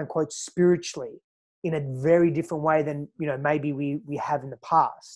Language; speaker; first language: English; native; English